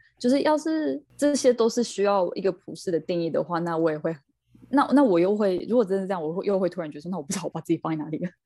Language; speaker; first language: Chinese; early bilingual, heritage; Chinese